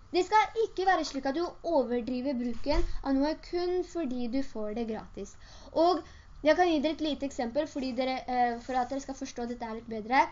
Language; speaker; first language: Norwegian; early bilingual, other home language; Urdu